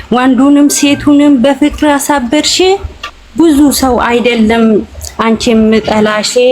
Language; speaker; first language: Amharic; non-native, local second language; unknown